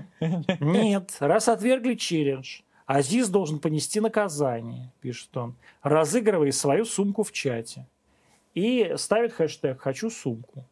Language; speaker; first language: Russian; native; Russian